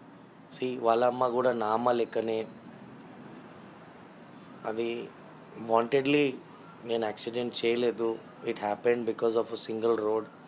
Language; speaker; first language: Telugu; non-native, local second language; Urdu